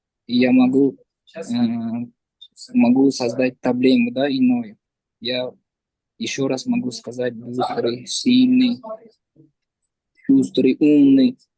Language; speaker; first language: Russian; non-native, learner; Uzbek